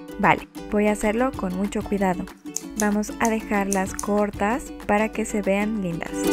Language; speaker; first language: Spanish; native; Spanish